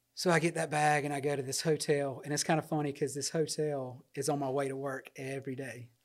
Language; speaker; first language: English; native; English